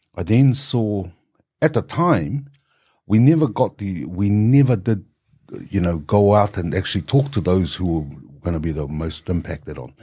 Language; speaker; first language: English; native; English